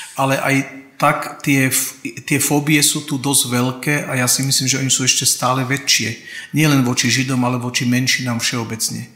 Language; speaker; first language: Slovak; native; Slovak